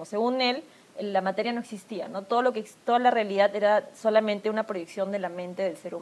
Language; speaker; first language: Spanish; native; Spanish